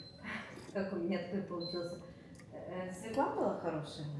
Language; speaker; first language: Russian; native; Russian